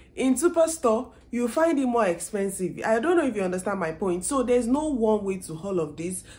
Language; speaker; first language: English; non-native, local second language; Yoruba